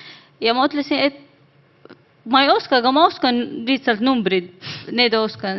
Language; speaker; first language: Estonian; non-native, learner; Arabic